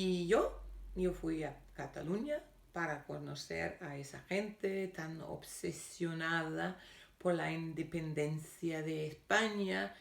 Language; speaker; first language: Spanish; non-native, fluent; Danish